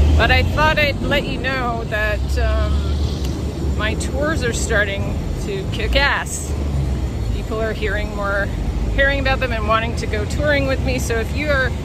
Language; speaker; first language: English; native; English